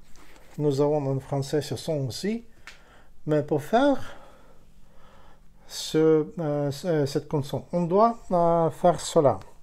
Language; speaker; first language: French; non-native, learner; Ukrainian